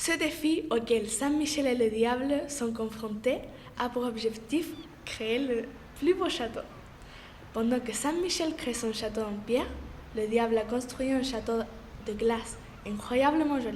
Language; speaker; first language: French; non-native, fluent; Spanish